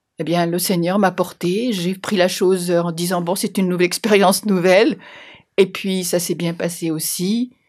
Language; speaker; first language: French; native; French